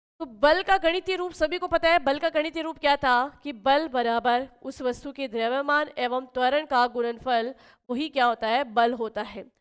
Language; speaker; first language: Hindi; native; Hindi